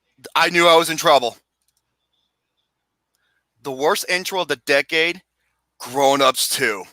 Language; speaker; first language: English; native; English